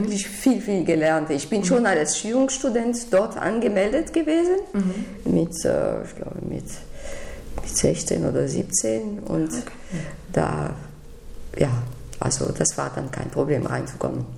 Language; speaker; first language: German; non-native, fluent; French